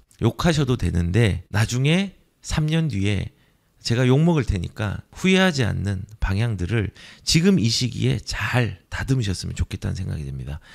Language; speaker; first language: Korean; native; Korean